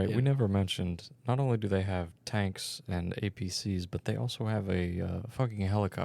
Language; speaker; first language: English; native; English